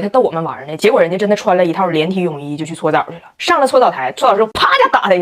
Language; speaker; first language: Chinese; native; Chinese